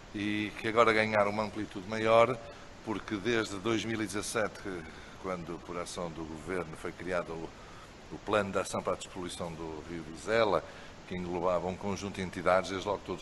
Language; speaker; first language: Portuguese; native; Portuguese